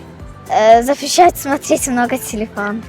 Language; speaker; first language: Russian; non-native, local second language; Azerbaijani